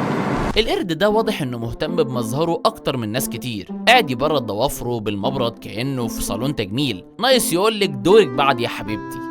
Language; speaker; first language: Arabic; native; Arabic